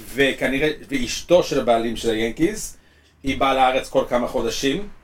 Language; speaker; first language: Hebrew; early bilingual, other home language; English